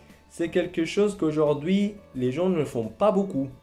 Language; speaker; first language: French; non-native, fluent; Spanish